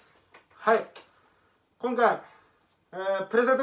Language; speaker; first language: Japanese; native; Japanese